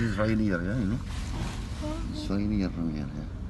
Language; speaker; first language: English; non-native, local second language; Arabic